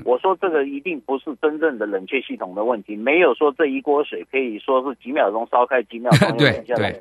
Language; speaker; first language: Chinese; native; Chinese